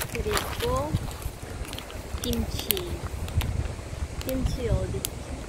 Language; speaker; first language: Korean; non-native, local second language; Khmer